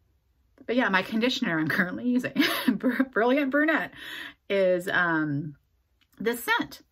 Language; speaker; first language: English; native; English